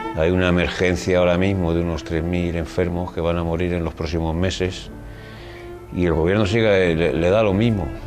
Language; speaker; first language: Spanish; native; Spanish